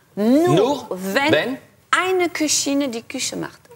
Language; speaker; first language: German; non-native, fluent; French